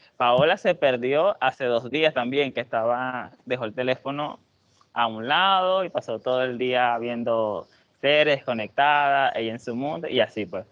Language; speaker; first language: Spanish; native; Spanish